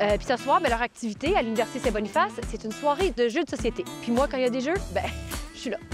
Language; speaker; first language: French; native; French